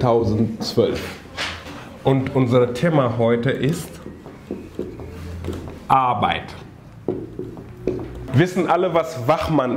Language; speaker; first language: German; non-native, fluent; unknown